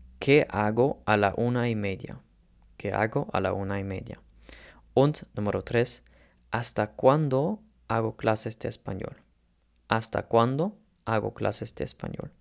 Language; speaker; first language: Spanish; non-native, learner; German